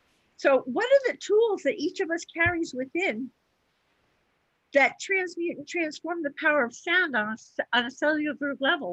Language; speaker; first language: English; native; English